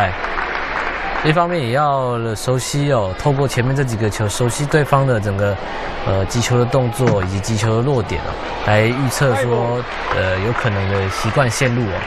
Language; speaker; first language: Chinese; native; Chinese